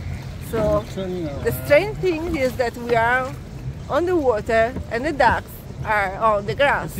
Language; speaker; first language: English; non-native, fluent; Italian